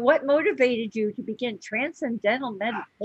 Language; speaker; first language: English; native; English